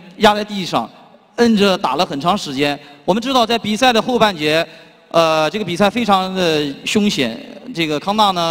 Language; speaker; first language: Chinese; native; Chinese